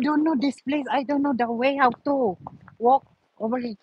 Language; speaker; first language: English; non-native, learner; Filipino